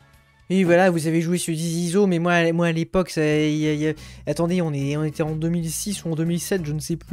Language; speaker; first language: French; native; French